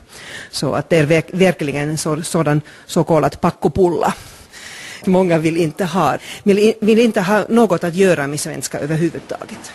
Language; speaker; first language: Swedish; non-native, local second language; Finnish